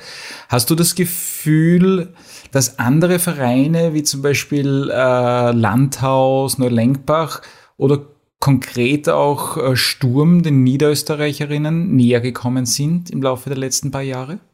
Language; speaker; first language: German; native; German